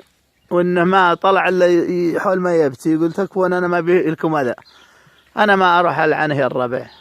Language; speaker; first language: Arabic; native; Arabic